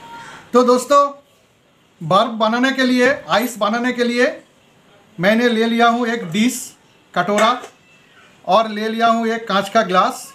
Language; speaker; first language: Hindi; non-native, local second language; Bangla